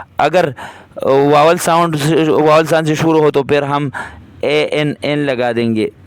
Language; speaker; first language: Urdu; non-native, local second language; Pashto